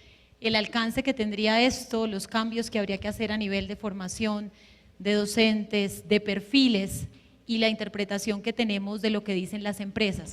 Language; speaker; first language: Spanish; native; Spanish